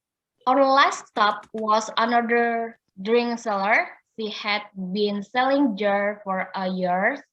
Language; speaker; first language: English; non-native, learner; Indonesian